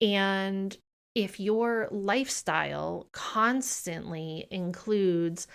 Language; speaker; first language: English; native; English